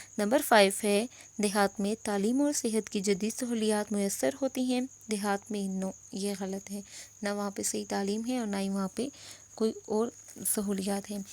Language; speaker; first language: Urdu; non-native, local second language; Pashto